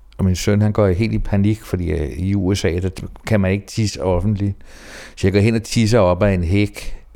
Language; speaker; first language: Danish; native; Danish